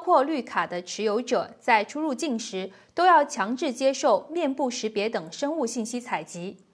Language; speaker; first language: Chinese; native; Chinese